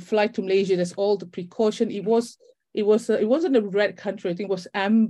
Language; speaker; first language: English; non-native, local second language; Malay